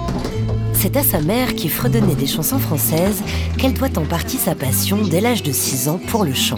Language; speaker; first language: French; native; French